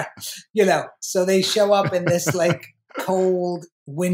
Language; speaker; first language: English; native; English